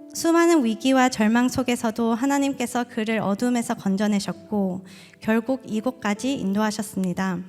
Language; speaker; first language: Korean; early bilingual, heritage; Korean